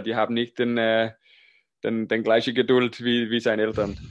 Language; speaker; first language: German; non-native, fluent; Danish